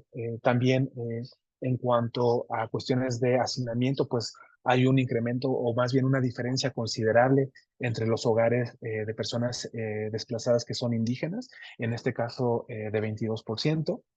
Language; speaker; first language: Spanish; native; Spanish